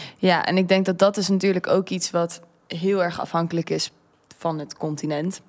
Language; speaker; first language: Dutch; early bilingual, heritage; Dutch